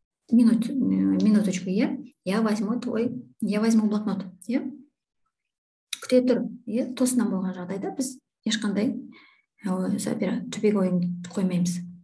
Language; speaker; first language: Russian; non-native, local second language; Kazakh